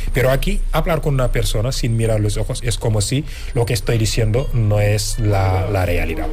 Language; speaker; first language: Spanish; non-native, fluent; Wolof